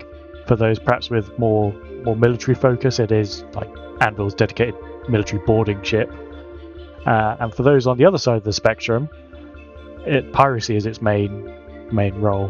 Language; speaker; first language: English; native; English